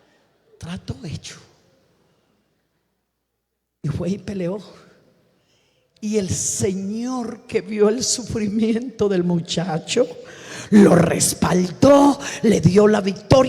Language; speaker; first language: Spanish; native; Spanish